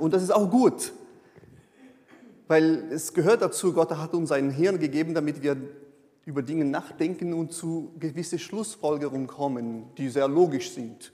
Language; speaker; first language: German; non-native, fluent; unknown